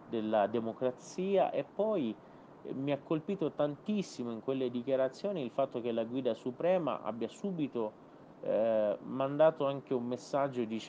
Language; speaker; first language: Italian; non-native, fluent; Persian